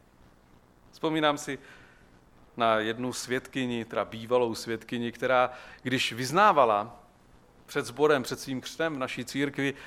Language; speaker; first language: Czech; native; Czech